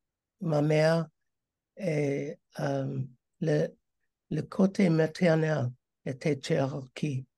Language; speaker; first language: French; non-native, learner; English